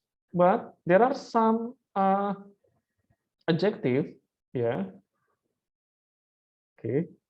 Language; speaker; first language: English; non-native, fluent; Indonesian